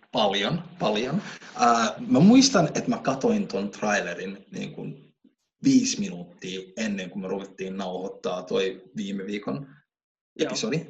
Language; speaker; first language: Finnish; early bilingual, other home language; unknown